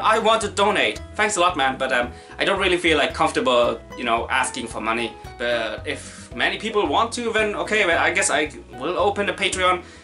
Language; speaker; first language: English; non-native, fluent; German